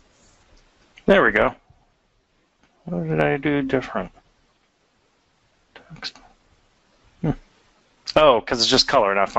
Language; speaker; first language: English; native; English